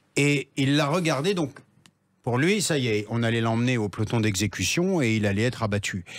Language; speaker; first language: French; native; French